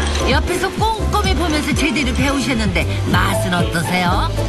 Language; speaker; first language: Korean; native; Korean